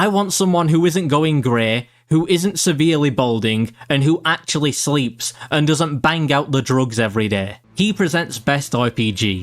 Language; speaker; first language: English; native; English